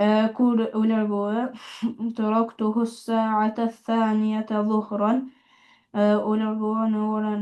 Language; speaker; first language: Arabic; non-native, learner; Albanian